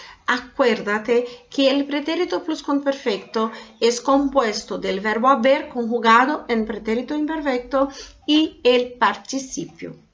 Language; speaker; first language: Spanish; non-native, fluent; Portuguese